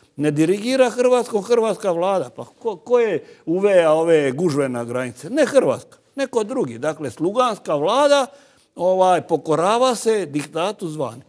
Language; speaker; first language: Croatian; native; Croatian